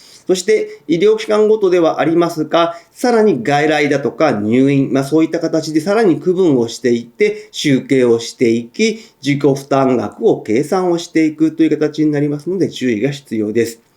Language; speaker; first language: Japanese; native; Japanese